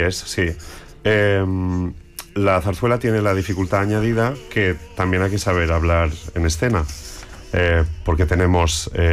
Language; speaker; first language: Spanish; non-native, local second language; Catalan